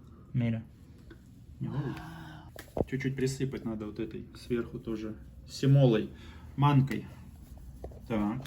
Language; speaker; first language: Russian; native; Russian